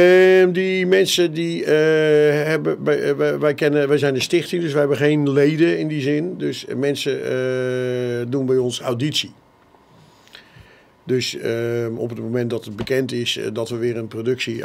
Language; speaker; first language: Dutch; native; Dutch